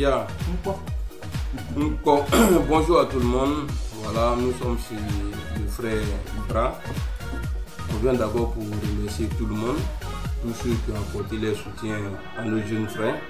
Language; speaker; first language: French; native; French